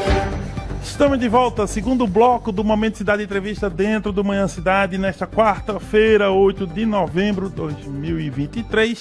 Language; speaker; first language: Portuguese; native; Portuguese